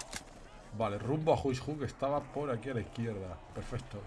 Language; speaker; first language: Spanish; native; Spanish